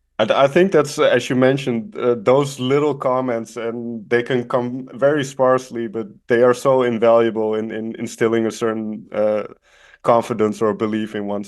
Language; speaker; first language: English; non-native, fluent; Dutch